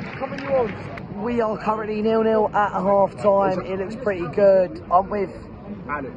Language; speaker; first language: English; native; English